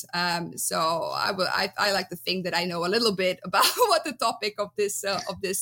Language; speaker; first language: English; non-native, fluent; Dutch